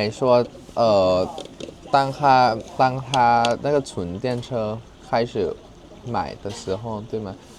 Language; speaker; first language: Chinese; non-native, fluent; Thai